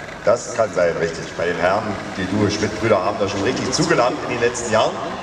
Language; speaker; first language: German; native; German